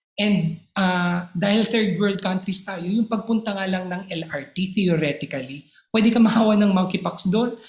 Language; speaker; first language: Filipino; native; Filipino